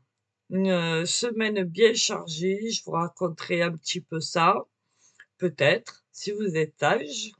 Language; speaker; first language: French; native; French